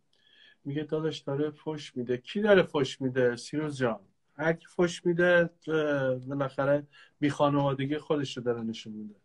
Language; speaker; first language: Persian; native; Persian